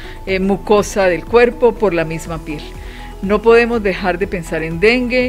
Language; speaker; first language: Spanish; native; Spanish